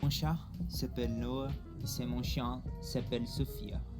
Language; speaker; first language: French; non-native, learner; Portuguese